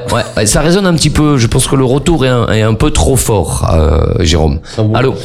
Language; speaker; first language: French; native; French